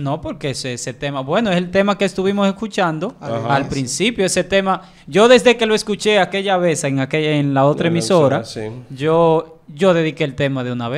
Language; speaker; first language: Spanish; native; Spanish